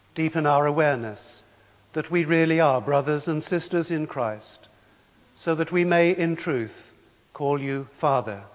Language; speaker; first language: English; native; English